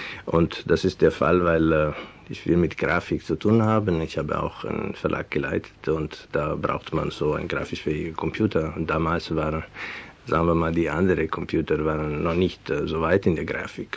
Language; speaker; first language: German; non-native, fluent; Venetian